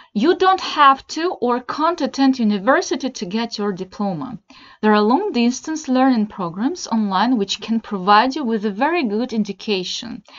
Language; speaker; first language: English; non-native, fluent; Russian